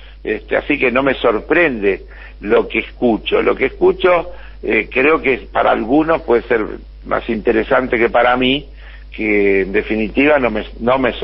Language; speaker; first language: Spanish; native; Spanish